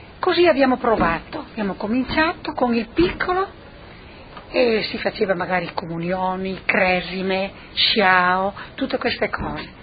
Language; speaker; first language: Italian; non-native, local second language; Friulian